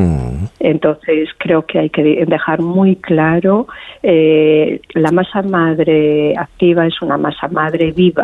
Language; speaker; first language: Spanish; native; Spanish